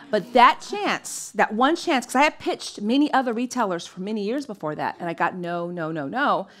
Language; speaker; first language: English; native; English